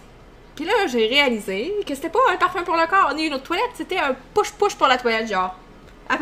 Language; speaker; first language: French; native; French